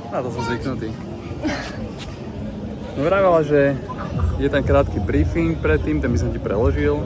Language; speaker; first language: Slovak; native; Slovak